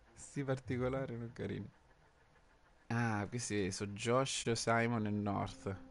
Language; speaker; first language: Italian; native; Italian